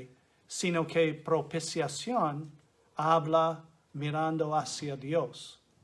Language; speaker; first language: Spanish; non-native, fluent; English